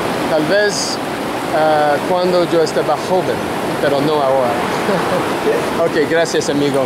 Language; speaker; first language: Spanish; non-native, learner; English